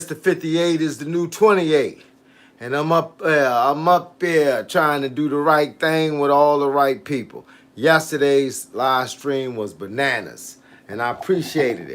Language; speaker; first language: English; native; English